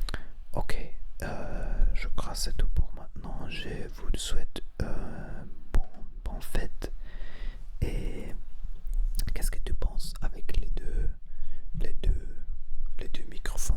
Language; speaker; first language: French; non-native, learner; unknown